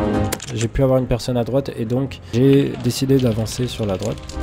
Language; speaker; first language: French; native; French